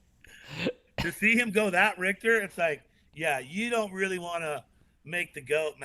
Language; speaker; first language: English; native; English